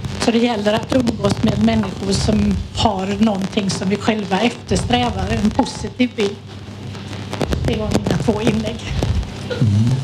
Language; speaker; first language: Swedish; native; Swedish